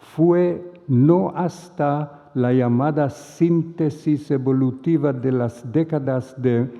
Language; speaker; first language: Spanish; non-native, fluent; Hebrew